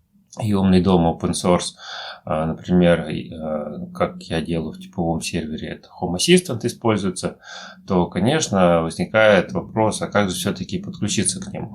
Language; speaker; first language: Russian; native; Russian